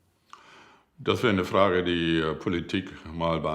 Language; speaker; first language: German; native; German